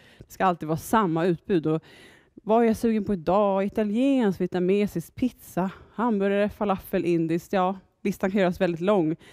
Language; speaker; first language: Swedish; native; Swedish